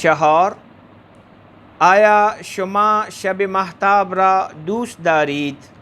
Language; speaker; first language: Persian; non-native, fluent; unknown